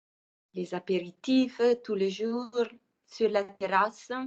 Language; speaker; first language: French; non-native, fluent; Italian